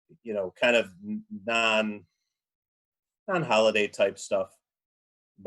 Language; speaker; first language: English; native; English